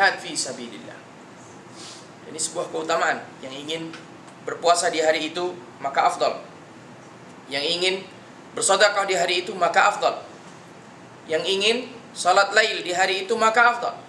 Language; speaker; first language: Indonesian; native; Indonesian